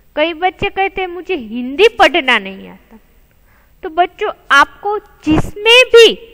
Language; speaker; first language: Hindi; non-native, local second language; Gujarati